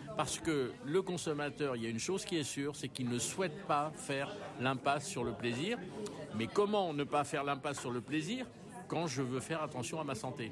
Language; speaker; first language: French; native; French